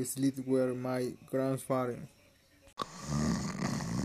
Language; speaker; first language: English; non-native, learner; Spanish